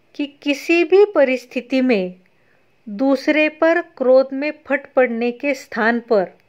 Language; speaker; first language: Hindi; non-native, local second language; Marathi